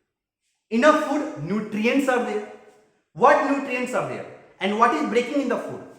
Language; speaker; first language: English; non-native, local second language; Hindi